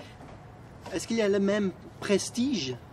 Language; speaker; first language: French; non-native, fluent; Spanish